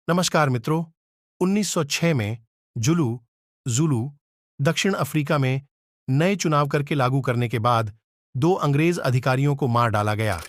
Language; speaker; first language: Hindi; native; Hindi